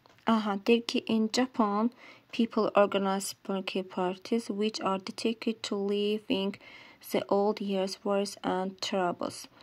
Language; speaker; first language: English; non-native, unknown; Azerbaijani